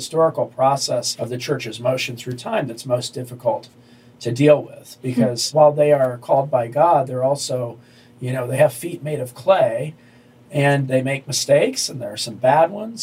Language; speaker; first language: English; native; English